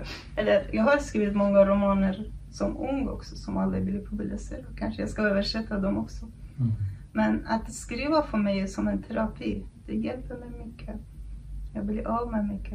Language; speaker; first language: Swedish; non-native, fluent; Kurdish